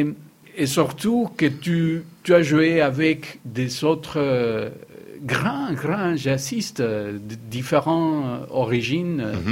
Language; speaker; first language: French; non-native, fluent; Spanish